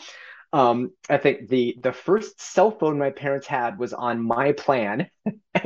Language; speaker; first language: English; native; English